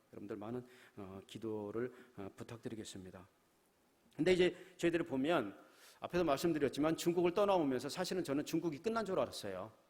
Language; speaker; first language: Korean; native; Korean